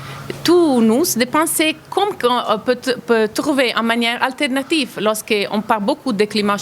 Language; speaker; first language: French; non-native, fluent; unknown